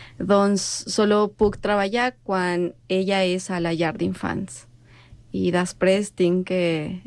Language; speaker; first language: Catalan; non-native, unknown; Spanish